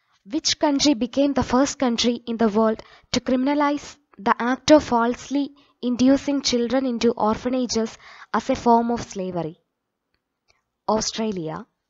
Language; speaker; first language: English; non-native, local second language; Malayalam